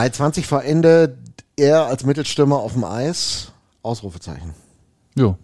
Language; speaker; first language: German; native; German